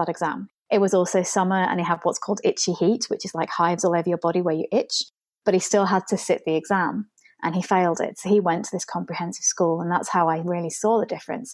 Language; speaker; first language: English; native; English